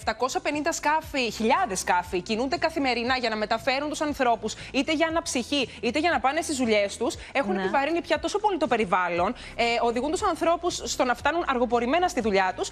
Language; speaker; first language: Greek; native; Greek